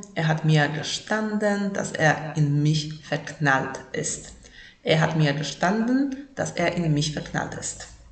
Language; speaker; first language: German; non-native, fluent; Polish